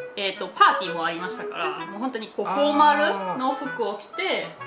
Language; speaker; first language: Japanese; non-native, fluent; German